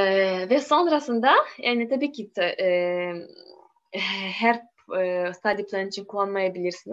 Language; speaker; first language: Turkish; non-native, learner; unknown